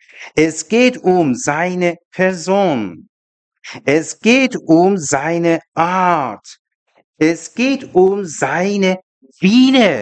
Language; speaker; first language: German; non-native, learner; Persian